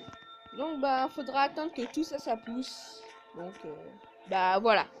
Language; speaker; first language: French; native; French